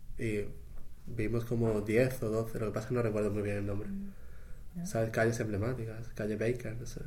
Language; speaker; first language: Spanish; native; Spanish